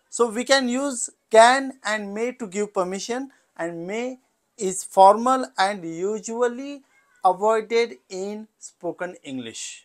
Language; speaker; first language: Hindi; non-native, local second language; Marathi